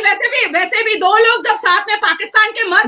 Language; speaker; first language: Hindi; native; Hindi